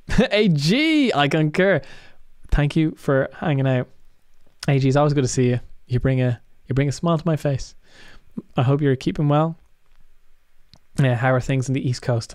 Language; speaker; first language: English; native; English